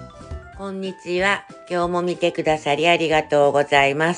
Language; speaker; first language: Japanese; native; Japanese